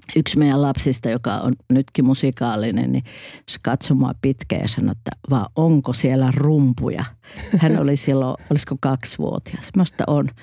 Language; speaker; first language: Finnish; native; Finnish